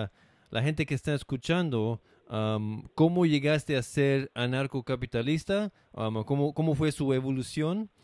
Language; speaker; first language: Spanish; non-native, fluent; English